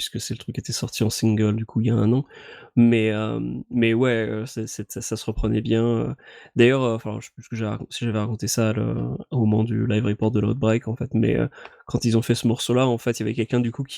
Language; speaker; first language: French; native; French